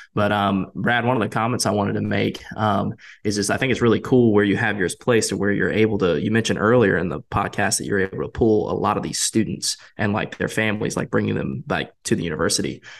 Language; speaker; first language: English; native; English